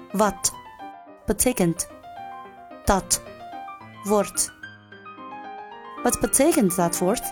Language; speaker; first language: Dutch; non-native, learner; Chinese